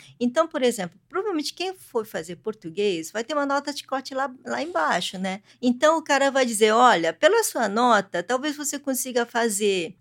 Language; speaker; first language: Portuguese; early bilingual, other home language; Korean